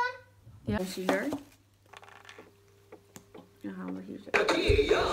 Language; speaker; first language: Dutch; early bilingual, other home language; Portuguese